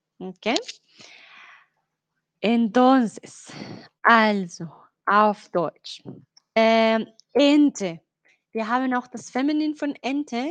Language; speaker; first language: German; non-native, learner; Spanish